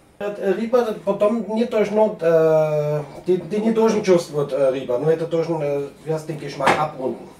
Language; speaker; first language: Russian; non-native, learner; German